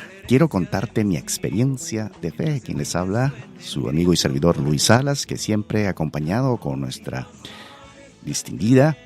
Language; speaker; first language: Spanish; native; Spanish